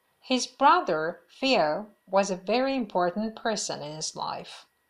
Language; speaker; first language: English; non-native, fluent; Persian